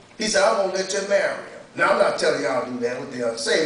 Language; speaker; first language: English; native; English